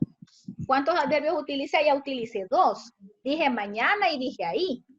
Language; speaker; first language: Spanish; native; Spanish